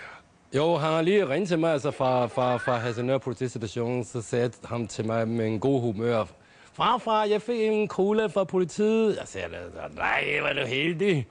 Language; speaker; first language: Danish; non-native, fluent; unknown